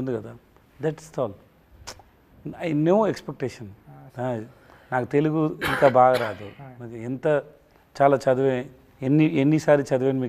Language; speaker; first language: Telugu; non-native, learner; Tamil